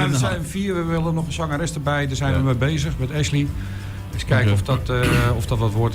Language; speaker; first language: Dutch; native; Dutch